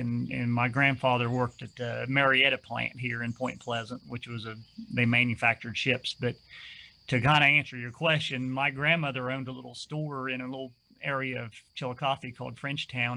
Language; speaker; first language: English; native; English